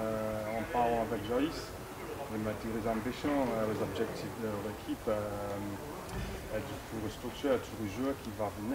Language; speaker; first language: French; non-native, fluent; English